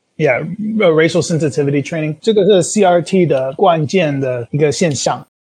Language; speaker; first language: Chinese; non-native, fluent; English